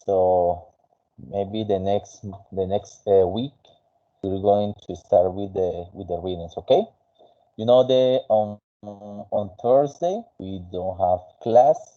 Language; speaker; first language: English; non-native, fluent; Spanish